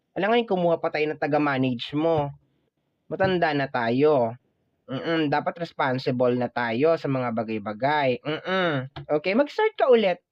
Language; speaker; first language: Filipino; native; Filipino